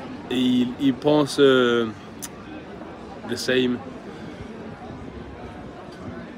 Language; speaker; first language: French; early bilingual, other home language; English